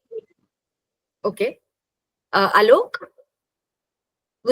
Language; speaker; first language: French; non-native, fluent; English